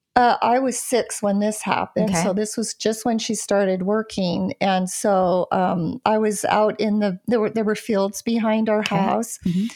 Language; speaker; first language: English; native; English